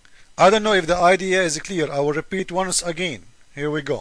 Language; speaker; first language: English; non-native, fluent; Arabic